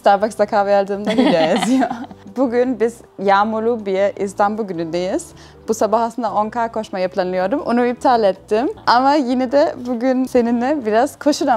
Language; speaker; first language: Turkish; non-native, fluent; German